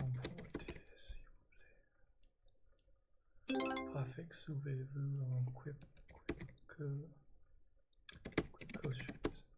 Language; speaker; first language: French; non-native, learner; English